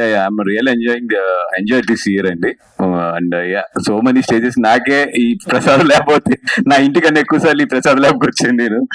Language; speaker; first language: Telugu; native; Telugu